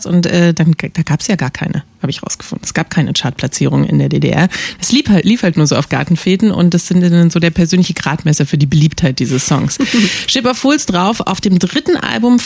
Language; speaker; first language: German; native; German